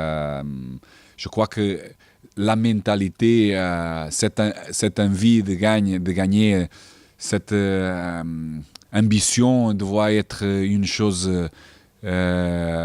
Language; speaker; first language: French; non-native, learner; Portuguese